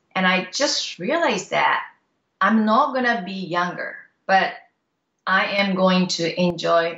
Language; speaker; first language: English; non-native, fluent; Japanese